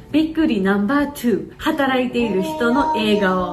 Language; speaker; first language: Japanese; non-native, fluent; Georgian